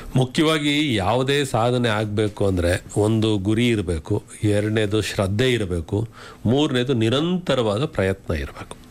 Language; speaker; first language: Kannada; native; Kannada